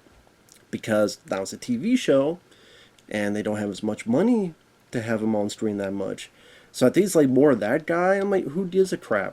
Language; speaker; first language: English; native; English